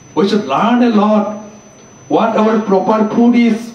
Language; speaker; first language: English; non-native, local second language; Assamese